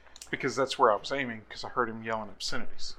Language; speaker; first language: English; native; English